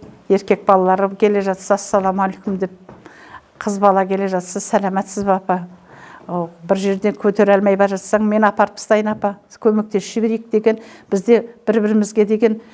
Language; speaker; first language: Kazakh; native; Kazakh